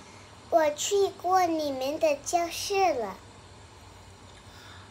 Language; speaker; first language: Chinese; non-native, learner; Vietnamese